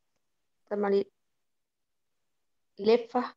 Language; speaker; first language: Finnish; non-native, learner; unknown